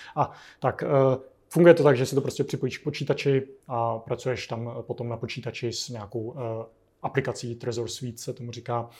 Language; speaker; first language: Czech; native; Czech